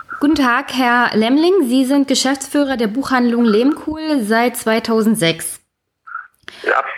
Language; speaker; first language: German; native; German